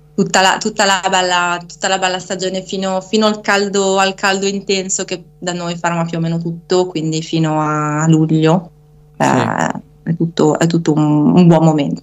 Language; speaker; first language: Italian; native; Italian